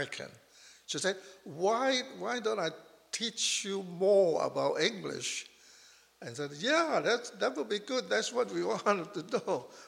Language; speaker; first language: English; non-native, local second language; Chinese